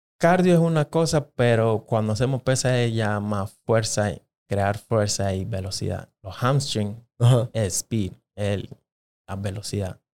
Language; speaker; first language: Spanish; non-native, local second language; Jamaican Creole English